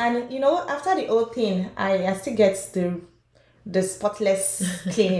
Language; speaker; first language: English; non-native, local second language; Yoruba